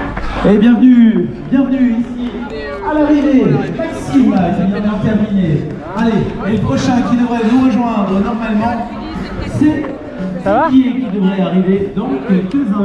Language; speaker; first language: French; native; French